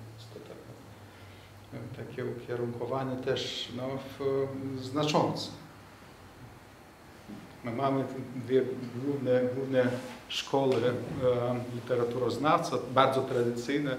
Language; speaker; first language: Polish; non-native, fluent; Lithuanian